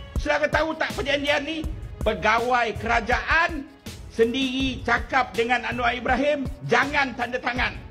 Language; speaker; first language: Malay; native; Malay